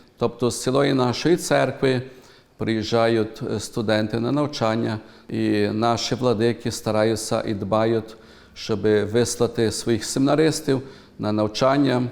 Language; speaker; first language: Ukrainian; early bilingual, heritage; Ukrainian